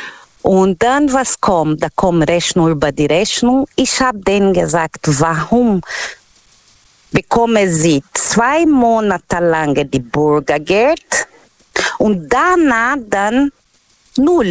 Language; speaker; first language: German; non-native, learner; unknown